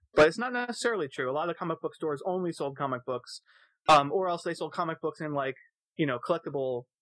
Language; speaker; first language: English; native; English